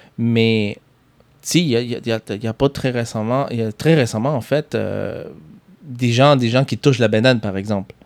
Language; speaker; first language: French; non-native, fluent; Spanish